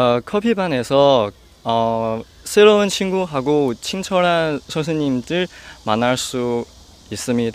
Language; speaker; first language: Korean; non-native, learner; Chinese